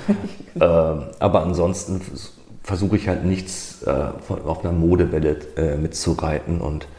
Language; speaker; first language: German; native; German